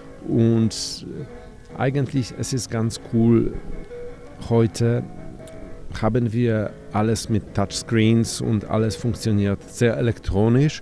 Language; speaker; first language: German; non-native, fluent; Polish